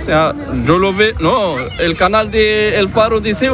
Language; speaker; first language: Spanish; non-native, learner; Arabic